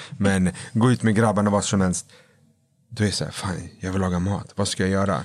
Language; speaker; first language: Swedish; native; Swedish